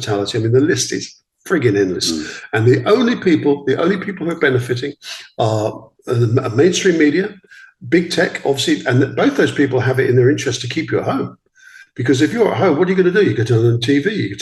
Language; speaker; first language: English; native; English